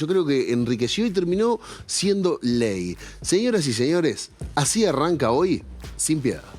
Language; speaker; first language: Spanish; native; Spanish